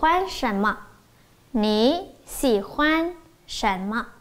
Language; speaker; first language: Chinese; non-native, fluent; Vietnamese